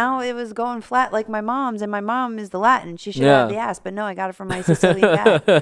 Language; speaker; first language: English; native; English